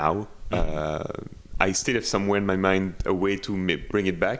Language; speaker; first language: English; non-native, fluent; French